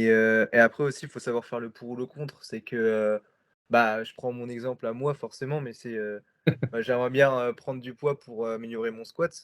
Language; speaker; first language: French; native; French